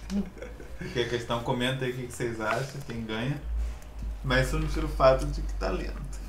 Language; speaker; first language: Portuguese; native; Portuguese